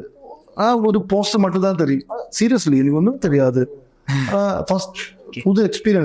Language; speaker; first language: Tamil; non-native, learner; Malayalam